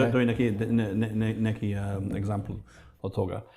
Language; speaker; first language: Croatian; non-native, fluent; English